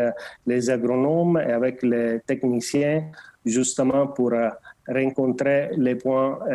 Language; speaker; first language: French; non-native, learner; Portuguese